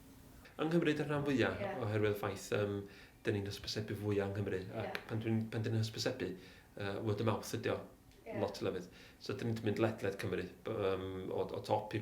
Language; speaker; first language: Welsh; native; Welsh